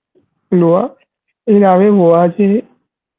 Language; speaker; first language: French; non-native, learner; Hindi